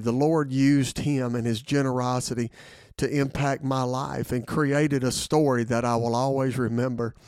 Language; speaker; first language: English; native; English